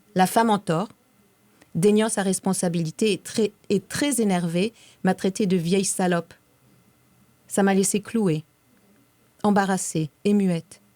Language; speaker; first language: French; native; French